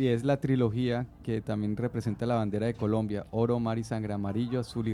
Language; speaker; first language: Spanish; native; Spanish